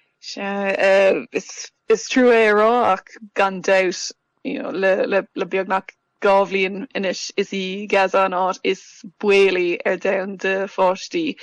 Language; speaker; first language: Irish; non-native, local second language; English